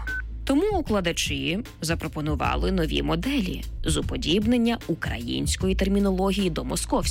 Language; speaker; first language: Ukrainian; native; Ukrainian